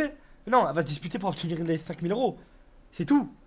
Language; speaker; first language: French; native; French